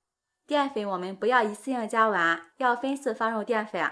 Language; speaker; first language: Chinese; native; Chinese